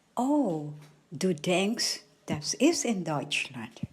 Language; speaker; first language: German; non-native, fluent; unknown